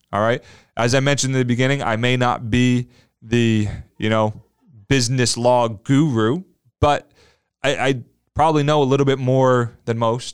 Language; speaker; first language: English; native; English